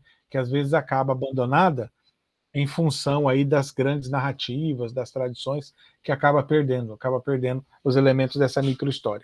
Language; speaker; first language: Portuguese; native; Portuguese